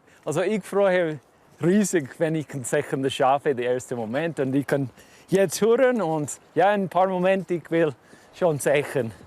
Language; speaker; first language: German; non-native, learner; English